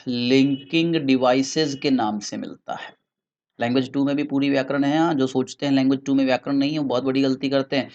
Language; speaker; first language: Hindi; native; Hindi